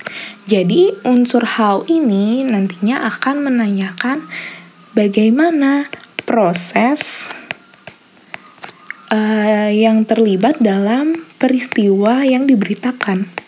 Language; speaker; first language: Indonesian; native; Indonesian